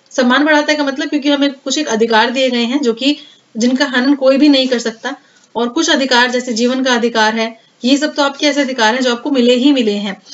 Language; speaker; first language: Hindi; native; Hindi